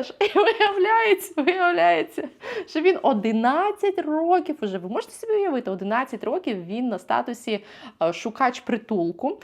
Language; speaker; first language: Ukrainian; native; Ukrainian